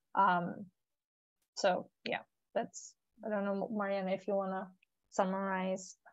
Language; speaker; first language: English; non-native, fluent; Turkish